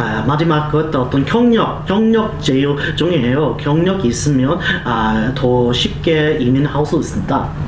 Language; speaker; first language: Korean; non-native, learner; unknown